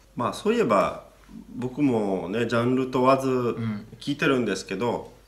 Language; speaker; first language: Japanese; non-native, fluent; Italian